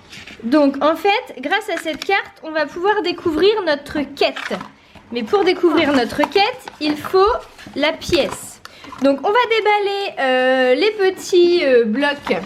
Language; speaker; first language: French; native; French